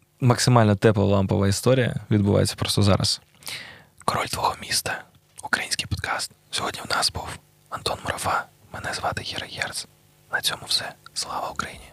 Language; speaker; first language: Ukrainian; native; Ukrainian